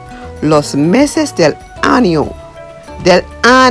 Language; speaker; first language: Spanish; non-native, learner; English